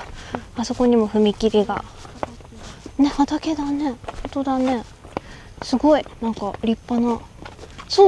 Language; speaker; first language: Japanese; native; Japanese